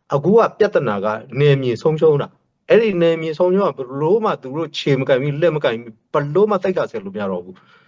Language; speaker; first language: Burmese; non-native, local second language; S'gaw Karen